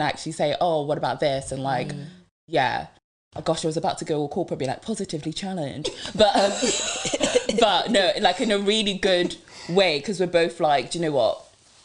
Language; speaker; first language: English; early bilingual, other home language; French